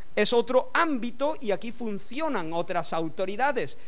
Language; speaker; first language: Spanish; native; Spanish